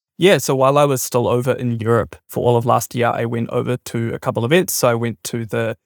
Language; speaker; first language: English; native; English